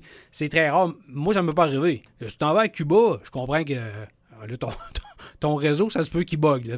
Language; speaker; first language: French; native; French